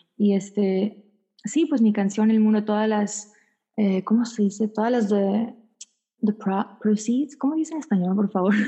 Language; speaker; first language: Spanish; early bilingual, heritage; Spanish